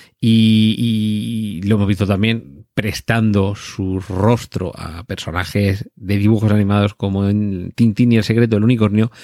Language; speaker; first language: Spanish; native; Spanish